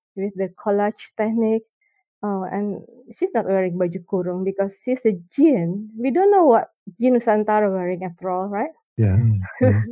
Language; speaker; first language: English; non-native, learner; Indonesian